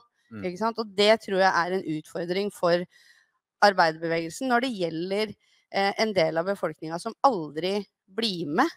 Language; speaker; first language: Norwegian; native; Norwegian